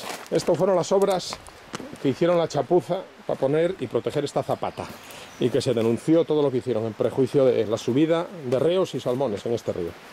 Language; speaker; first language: Spanish; native; Spanish